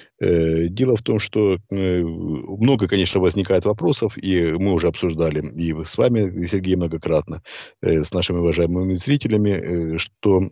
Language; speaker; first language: Russian; native; Russian